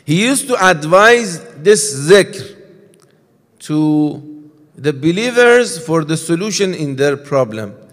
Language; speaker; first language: English; non-native, fluent; Persian